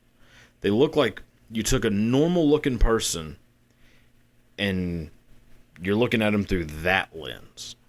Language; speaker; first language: English; native; English